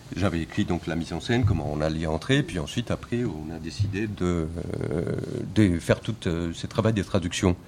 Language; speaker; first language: French; non-native, fluent; Spanish